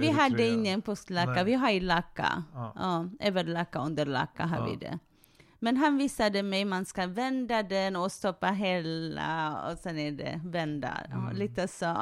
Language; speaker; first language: Swedish; non-native, fluent; Tigrinya